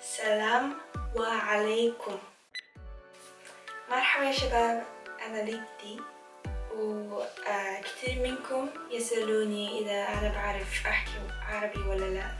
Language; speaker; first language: Arabic; non-native, learner; Korean